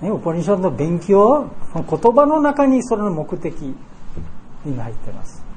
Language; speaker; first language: Japanese; non-native, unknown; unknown